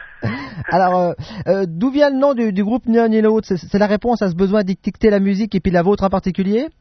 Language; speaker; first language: French; native; French